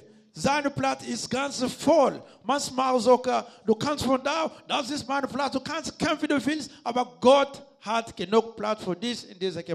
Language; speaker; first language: German; non-native, learner; Lingala